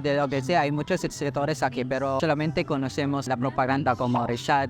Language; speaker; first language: Spanish; non-native, fluent; Filipino